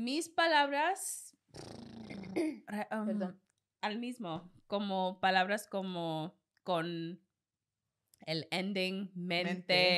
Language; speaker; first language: Spanish; non-native, learner; English